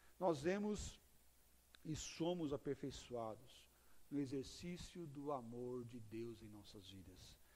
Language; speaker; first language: Portuguese; native; Portuguese